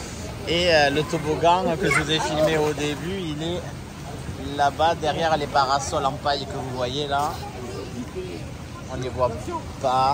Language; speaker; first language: French; native; French